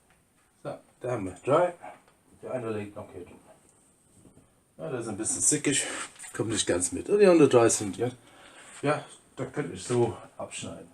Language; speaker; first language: German; non-native, fluent; English